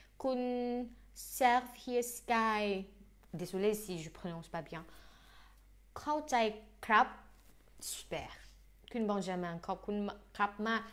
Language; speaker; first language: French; non-native, fluent; Thai